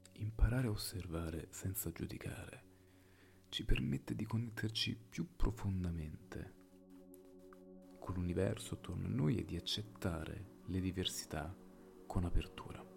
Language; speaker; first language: Italian; native; Italian